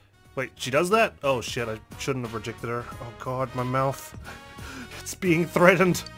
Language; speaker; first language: English; native; English